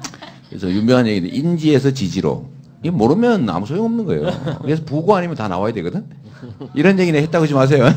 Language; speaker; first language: Korean; native; Korean